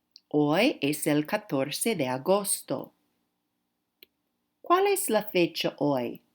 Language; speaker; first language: Spanish; non-native, fluent; English